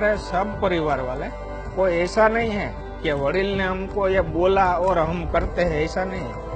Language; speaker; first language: Hindi; non-native, local second language; Gujarati